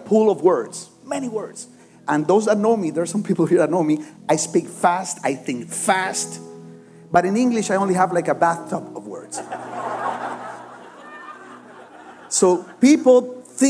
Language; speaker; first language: English; non-native, fluent; Spanish